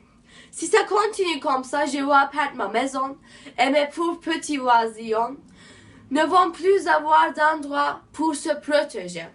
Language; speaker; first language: French; non-native, learner; Turkish